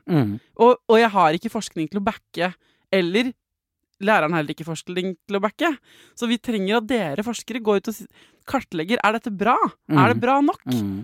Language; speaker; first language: Norwegian; native; Norwegian